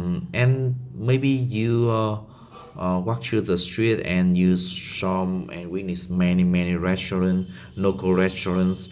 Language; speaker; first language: English; non-native, learner; Vietnamese